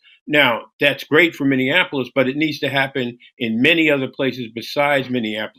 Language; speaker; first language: English; native; English